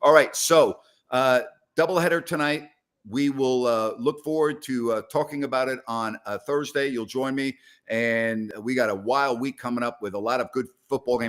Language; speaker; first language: English; native; English